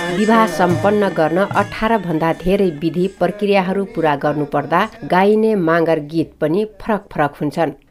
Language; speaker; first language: Nepali; non-native, local second language; Dangaura Tharu